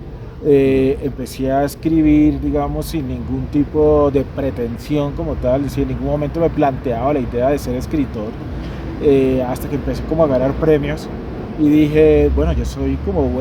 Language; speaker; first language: Spanish; native; Spanish